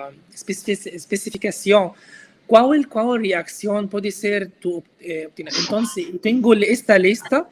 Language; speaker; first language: Portuguese; non-native, learner; Arabic